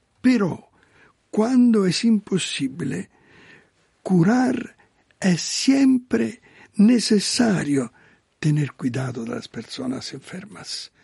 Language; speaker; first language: Spanish; non-native, learner; Italian